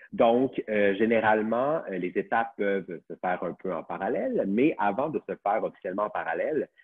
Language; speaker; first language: French; native; French